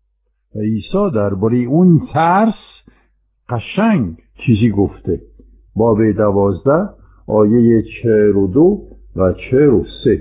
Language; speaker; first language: Persian; non-native, fluent; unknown